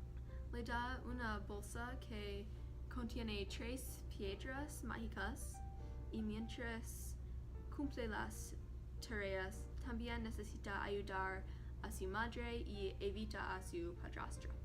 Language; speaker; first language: Spanish; non-native, learner; English